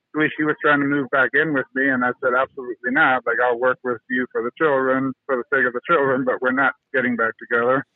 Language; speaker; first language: English; native; English